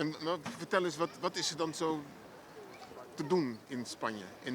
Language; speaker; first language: Dutch; native; Dutch